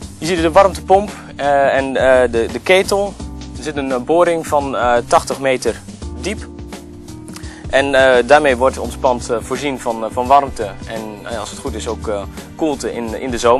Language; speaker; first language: Dutch; native; Dutch